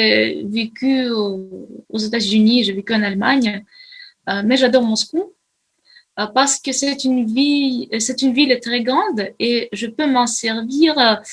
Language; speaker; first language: French; non-native, fluent; Russian